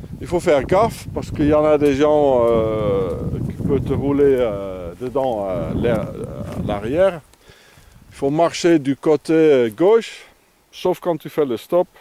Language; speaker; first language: French; non-native, fluent; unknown